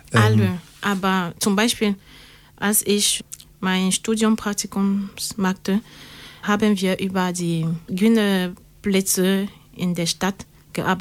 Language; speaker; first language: German; non-native, learner; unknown